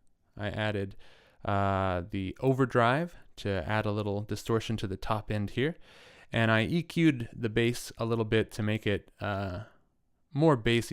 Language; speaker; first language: English; native; English